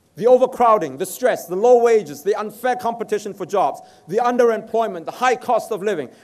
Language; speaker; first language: English; native; English